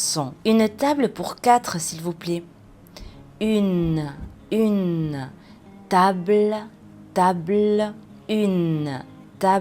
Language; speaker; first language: French; non-native, fluent; Spanish